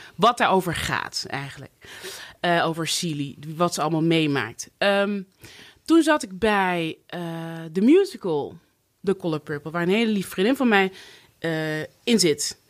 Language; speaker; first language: Dutch; native; Dutch